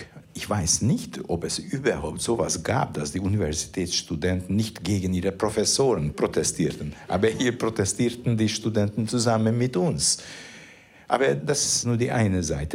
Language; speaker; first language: German; non-native, fluent; Hungarian